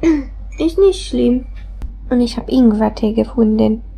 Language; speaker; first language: German; non-native, fluent; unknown